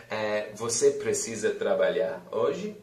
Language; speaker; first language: Portuguese; non-native, fluent; English